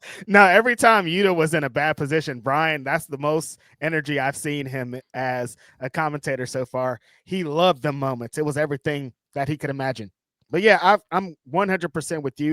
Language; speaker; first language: English; native; English